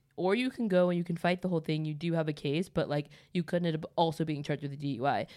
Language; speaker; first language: English; native; English